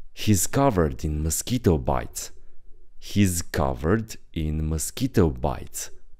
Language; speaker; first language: English; non-native, fluent; Romanian